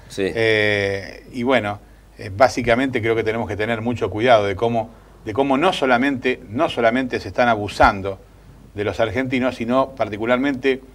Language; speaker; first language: Spanish; native; Spanish